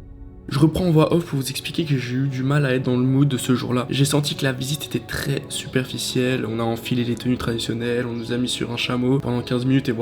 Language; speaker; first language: French; native; French